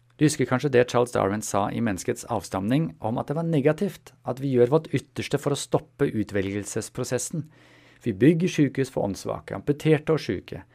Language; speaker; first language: Norwegian; non-native, fluent; German